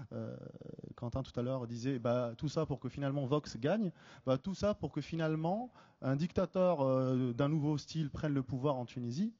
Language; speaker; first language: French; native; French